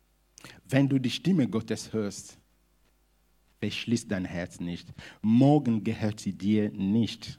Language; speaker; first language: German; non-native, fluent; Lingala